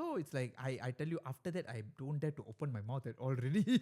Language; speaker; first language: English; native; English